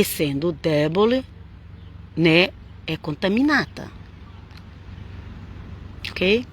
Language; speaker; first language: Italian; non-native, fluent; Portuguese